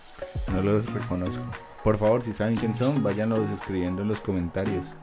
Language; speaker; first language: Spanish; native; Spanish